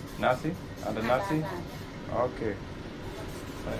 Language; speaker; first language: Indonesian; non-native, learner; English